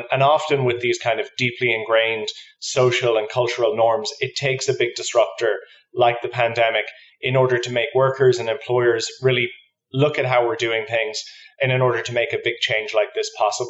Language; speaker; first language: English; native; English